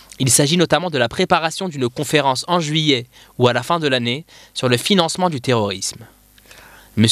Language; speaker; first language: French; non-native, local second language; Arabic